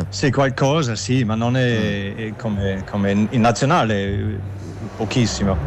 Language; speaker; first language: Italian; non-native, learner; German